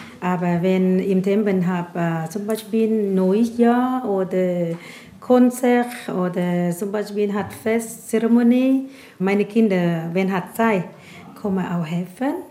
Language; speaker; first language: German; non-native, learner; Vietnamese